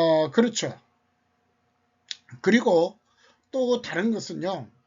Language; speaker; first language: Korean; native; Korean